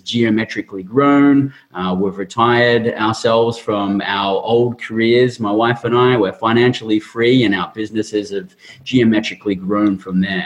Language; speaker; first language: English; native; English